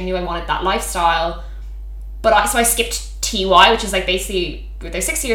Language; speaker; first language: English; native; English